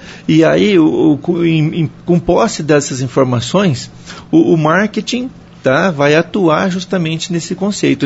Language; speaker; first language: Portuguese; native; Portuguese